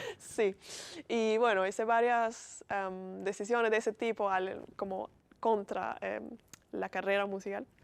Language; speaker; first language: Spanish; non-native, fluent; Bulgarian